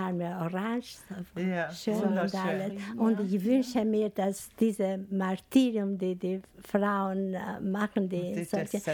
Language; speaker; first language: German; non-native, learner; Albanian